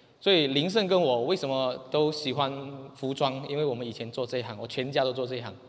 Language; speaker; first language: Chinese; native; Chinese